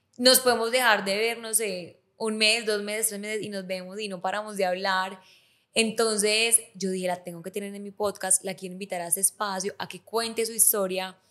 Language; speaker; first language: Spanish; native; Spanish